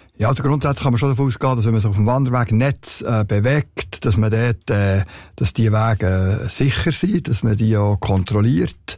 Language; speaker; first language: German; native; German